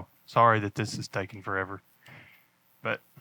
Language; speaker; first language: English; native; English